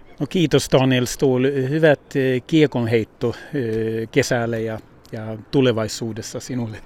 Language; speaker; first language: Finnish; early bilingual, heritage; Finnish